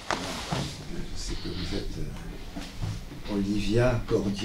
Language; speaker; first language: French; native; French